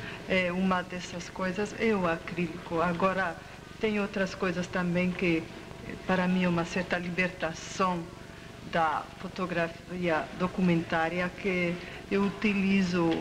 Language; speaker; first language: Portuguese; non-native, fluent; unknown